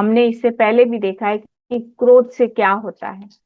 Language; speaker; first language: Hindi; native; Hindi